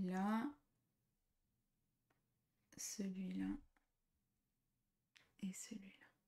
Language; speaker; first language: French; native; French